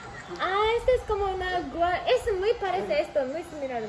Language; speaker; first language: Spanish; non-native, learner; Japanese